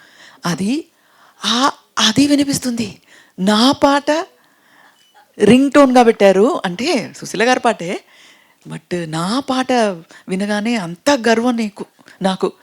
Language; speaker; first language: Telugu; non-native, fluent; Tamil